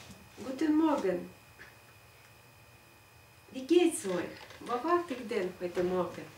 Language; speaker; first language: German; non-native, learner; Russian